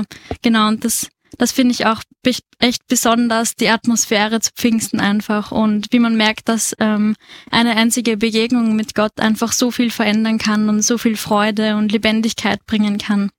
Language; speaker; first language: German; native; German